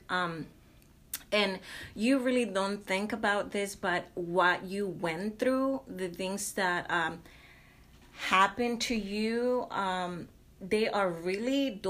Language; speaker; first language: English; non-native, fluent; Spanish